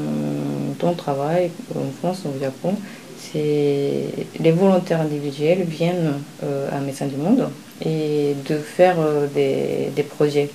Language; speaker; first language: French; non-native, fluent; Japanese